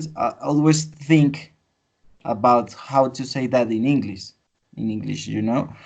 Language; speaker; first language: English; non-native, fluent; Spanish